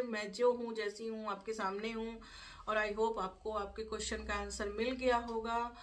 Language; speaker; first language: Hindi; native; Hindi